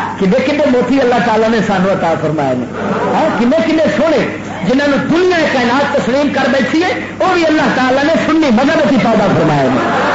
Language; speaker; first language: Urdu; native; Urdu